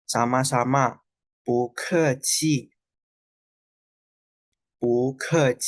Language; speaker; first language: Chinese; non-native, fluent; Indonesian